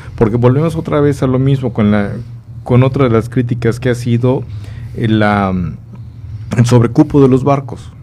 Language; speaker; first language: Spanish; native; Spanish